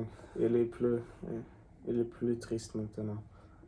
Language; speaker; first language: French; non-native, learner; Swedish